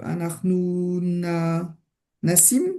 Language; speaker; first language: Hebrew; non-native, learner; French